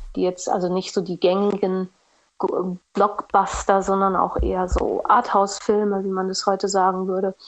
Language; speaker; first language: German; non-native, fluent; Portuguese